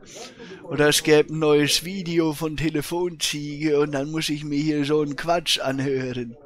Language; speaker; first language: German; native; German